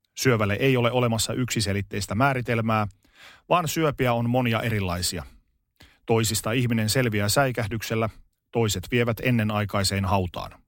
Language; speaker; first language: Finnish; native; Finnish